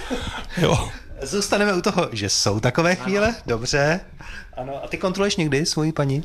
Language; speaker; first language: Czech; native; Czech